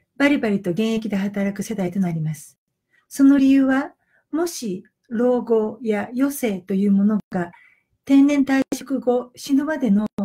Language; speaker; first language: Japanese; native; Japanese